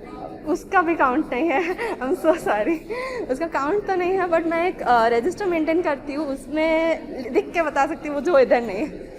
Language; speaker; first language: Hindi; native; Hindi